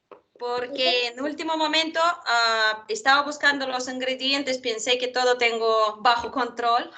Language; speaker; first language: Spanish; non-native, fluent; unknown